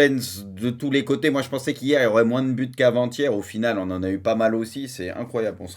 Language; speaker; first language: French; native; French